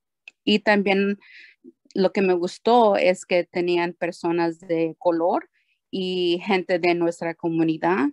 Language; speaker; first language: Spanish; early bilingual, heritage; Spanish